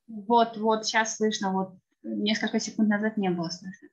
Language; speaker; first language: Russian; native; Russian